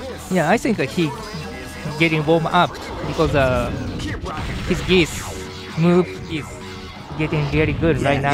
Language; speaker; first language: English; non-native, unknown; Japanese